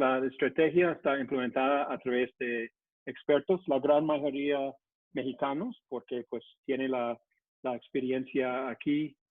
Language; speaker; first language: Spanish; non-native, fluent; English